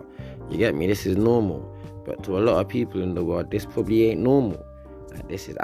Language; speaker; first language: English; native; English